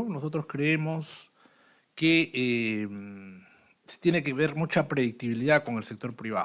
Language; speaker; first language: Spanish; native; Spanish